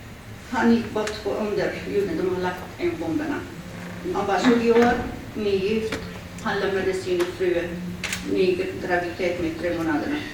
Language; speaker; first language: Swedish; early bilingual, other home language; Assyrian Neo-Aramaic